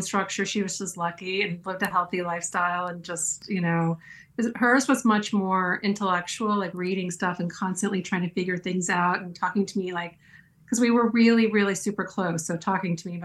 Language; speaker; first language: English; native; English